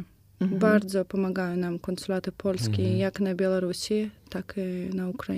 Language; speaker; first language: Polish; non-native, fluent; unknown